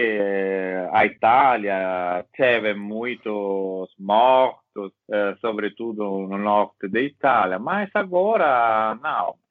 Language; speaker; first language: Portuguese; non-native, learner; Italian